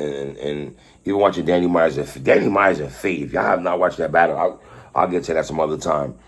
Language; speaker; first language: English; native; English